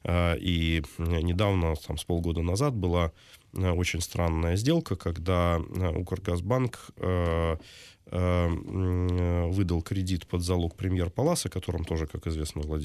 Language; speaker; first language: Russian; native; Russian